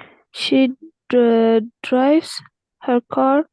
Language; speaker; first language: English; non-native, learner; Urdu